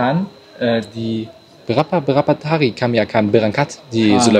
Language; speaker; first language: Indonesian; non-native, learner; German